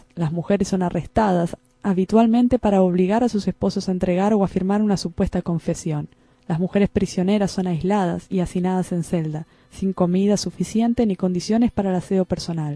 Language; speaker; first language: Spanish; native; Spanish